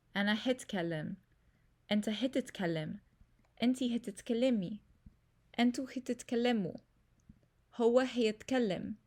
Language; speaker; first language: Arabic; non-native, learner; English